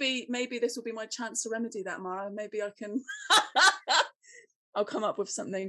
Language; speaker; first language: English; native; English